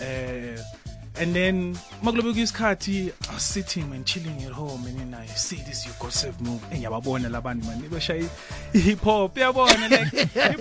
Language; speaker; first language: English; non-native, local second language; Zulu